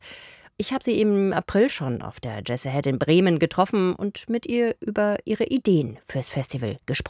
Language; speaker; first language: German; native; German